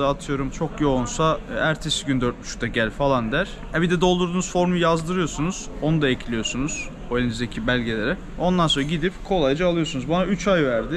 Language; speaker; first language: Turkish; native; Turkish